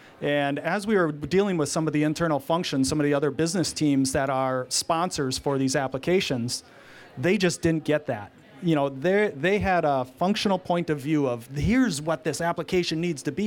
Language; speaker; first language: English; native; English